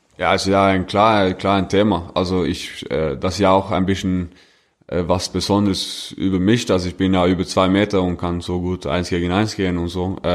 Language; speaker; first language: German; non-native, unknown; Norwegian